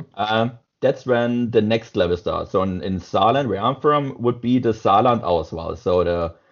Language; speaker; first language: English; non-native, fluent; German